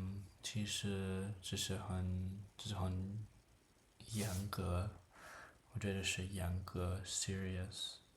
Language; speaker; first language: Chinese; non-native, learner; English